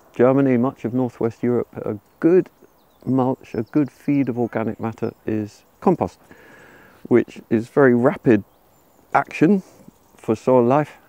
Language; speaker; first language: English; native; English